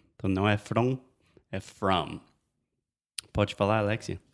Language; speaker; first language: Portuguese; non-native, fluent; English